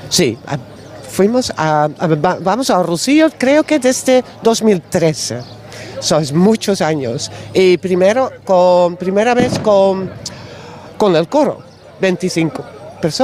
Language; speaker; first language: Spanish; non-native, learner; Dutch